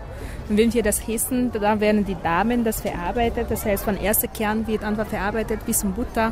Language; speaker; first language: German; non-native, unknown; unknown